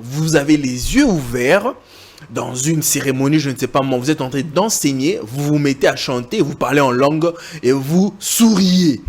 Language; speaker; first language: French; non-native, local second language; Lingala